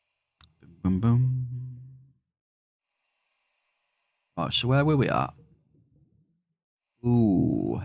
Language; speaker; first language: English; native; English